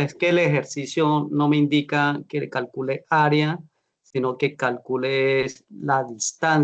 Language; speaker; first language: Spanish; native; Spanish